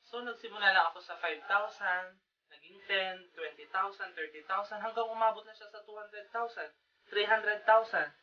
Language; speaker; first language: Filipino; non-native, local second language; Iloko